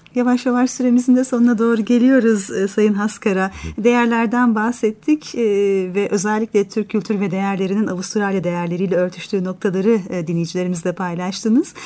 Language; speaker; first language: Turkish; native; Turkish